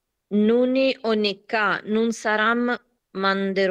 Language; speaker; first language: Korean; non-native, learner; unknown